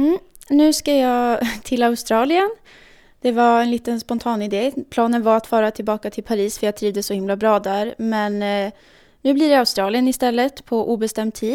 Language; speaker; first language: Swedish; native; Swedish